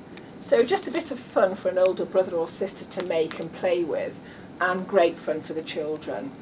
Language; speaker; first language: English; native; English